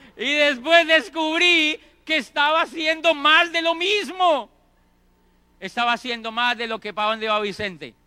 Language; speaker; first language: Spanish; native; Spanish